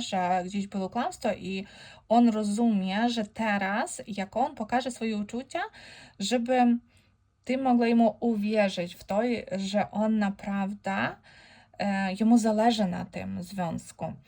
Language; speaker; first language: Polish; non-native, fluent; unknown